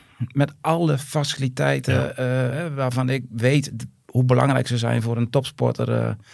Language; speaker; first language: Dutch; native; Dutch